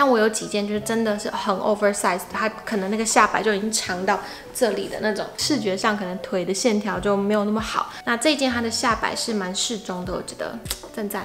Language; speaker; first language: Chinese; native; Chinese